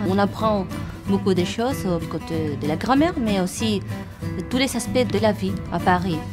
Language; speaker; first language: French; non-native, fluent; Spanish